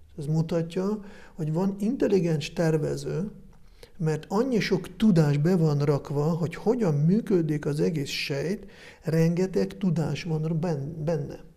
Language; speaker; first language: Hungarian; early bilingual, heritage; Hungarian